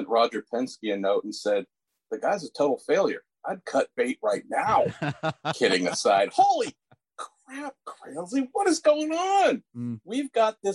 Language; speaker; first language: English; native; English